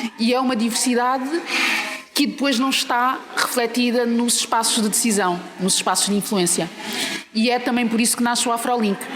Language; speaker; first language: Portuguese; native; Portuguese